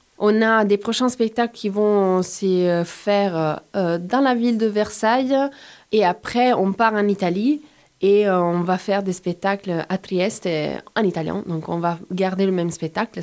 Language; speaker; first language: French; non-native, fluent; Italian